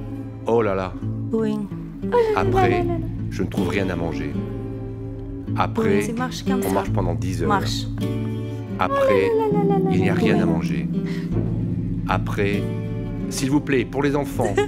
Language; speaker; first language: French; non-native, learner; Arabic